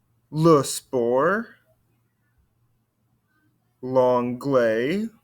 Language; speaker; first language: French; non-native, fluent; English